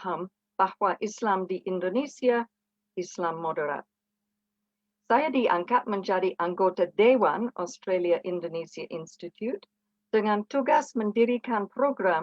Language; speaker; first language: Indonesian; non-native, fluent; English